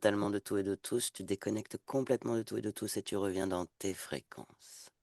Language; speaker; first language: French; native; French